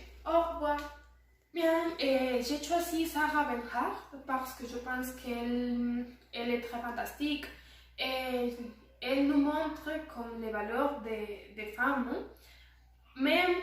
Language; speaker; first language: French; non-native, learner; Spanish